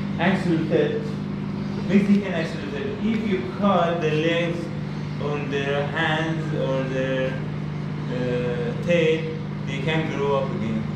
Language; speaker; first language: English; non-native, learner; Persian